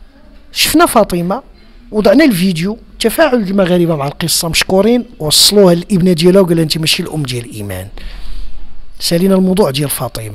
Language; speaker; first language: Arabic; native; Arabic